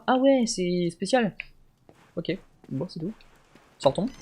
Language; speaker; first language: French; native; French